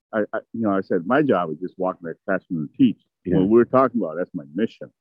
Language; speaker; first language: English; early bilingual, other home language; Vietnamese